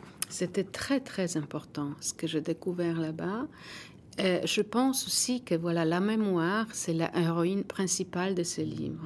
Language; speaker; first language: French; non-native, fluent; Polish